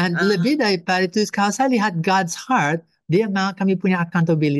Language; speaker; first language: Indonesian; non-native, fluent; English